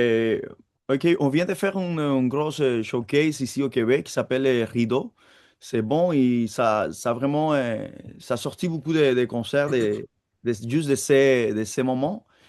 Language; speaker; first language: French; non-native, fluent; Spanish